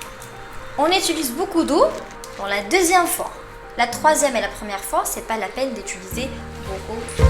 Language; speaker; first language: French; non-native, local second language; Arabic